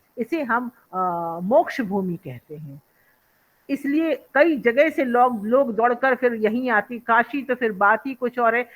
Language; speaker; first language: Hindi; non-native, local second language; Bangla